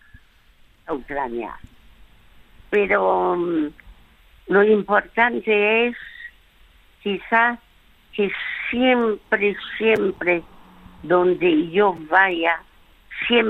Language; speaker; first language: Spanish; early bilingual, other home language; French